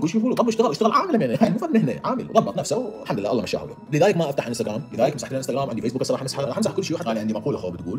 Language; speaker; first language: Arabic; native; Arabic